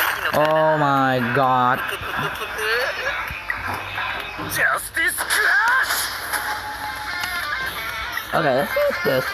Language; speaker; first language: English; non-native, learner; Indonesian